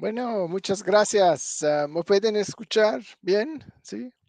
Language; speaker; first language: Spanish; non-native, fluent; German